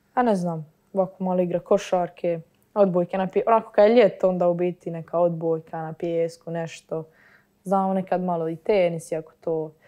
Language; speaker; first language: Croatian; native; Croatian